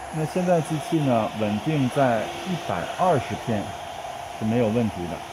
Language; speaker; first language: Chinese; native; Chinese